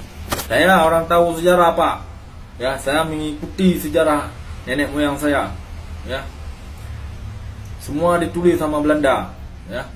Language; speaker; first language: Indonesian; non-native, local second language; Achinese